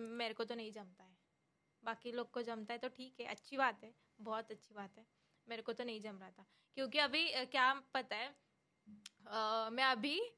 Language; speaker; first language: Hindi; non-native, local second language; Marathi